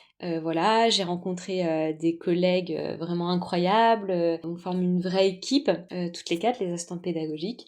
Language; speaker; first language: French; native; French